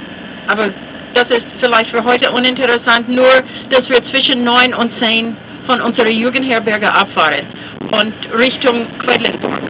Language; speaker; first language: German; non-native, fluent; English